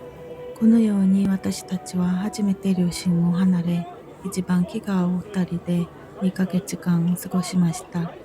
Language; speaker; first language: Japanese; non-native, fluent; Korean